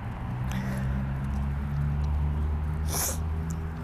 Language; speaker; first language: English; native; English